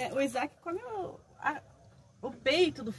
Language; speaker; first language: Portuguese; native; Portuguese